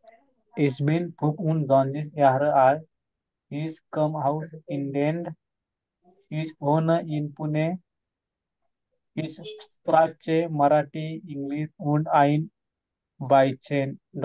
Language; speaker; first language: German; non-native, learner; Marathi